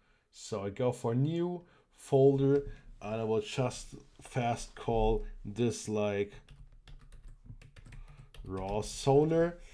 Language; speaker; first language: English; non-native, fluent; German